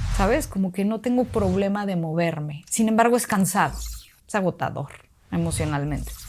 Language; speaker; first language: Spanish; early bilingual, other home language; Russian